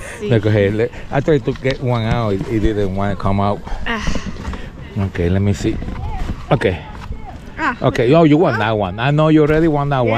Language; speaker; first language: English; non-native, fluent; Spanish